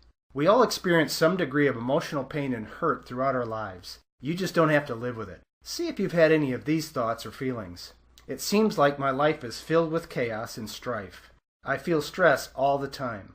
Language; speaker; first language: English; native; English